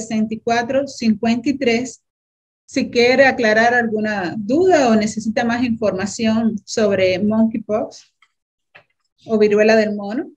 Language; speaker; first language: Spanish; native; Spanish